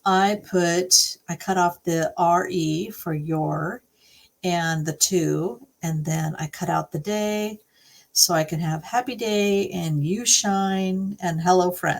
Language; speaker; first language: English; native; English